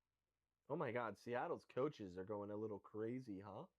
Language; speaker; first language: English; native; English